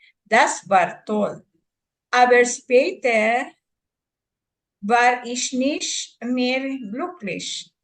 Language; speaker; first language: German; non-native, learner; Filipino